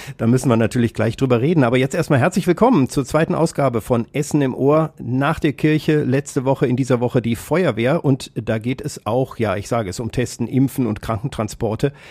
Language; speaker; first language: German; native; German